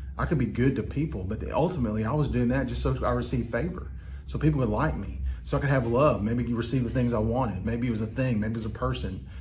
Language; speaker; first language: English; native; English